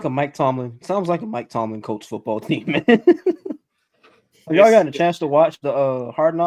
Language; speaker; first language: English; native; English